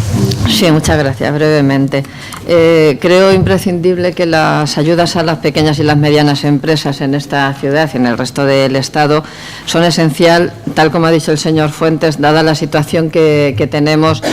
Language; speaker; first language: Spanish; native; Spanish